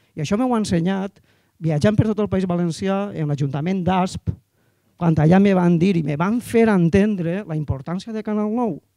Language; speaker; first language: Catalan; native; Catalan